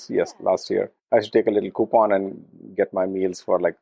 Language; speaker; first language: English; non-native, local second language; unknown